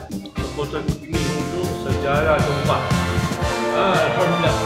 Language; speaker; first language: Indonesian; non-native, learner; Chinese